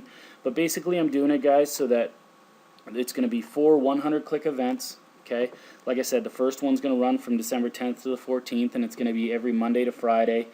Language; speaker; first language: English; native; English